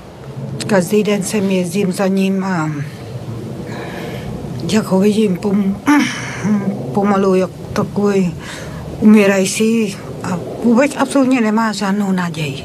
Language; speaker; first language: Czech; non-native, fluent; Vietnamese